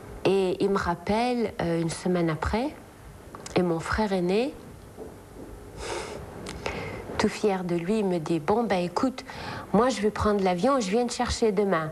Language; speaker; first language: French; non-native, local second language; Arabic